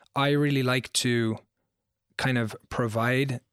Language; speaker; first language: English; native; English